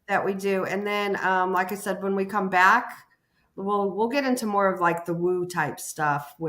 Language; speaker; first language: English; native; English